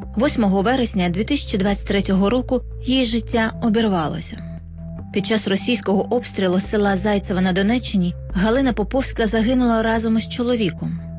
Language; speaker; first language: Ukrainian; native; Ukrainian